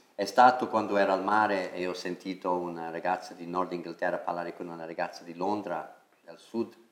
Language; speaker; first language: Italian; non-native, fluent; English